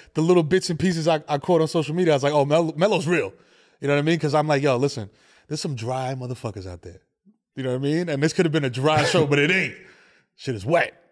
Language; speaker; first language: English; native; English